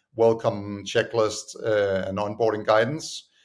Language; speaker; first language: English; non-native, fluent; Danish